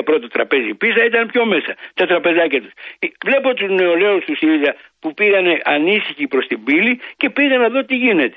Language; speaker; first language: Greek; native; Greek